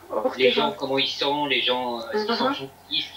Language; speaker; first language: French; native; French